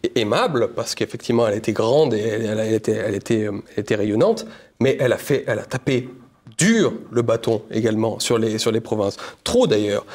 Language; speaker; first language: French; native; French